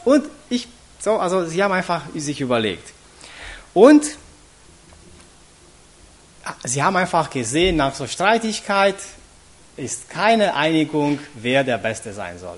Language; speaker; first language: German; non-native, fluent; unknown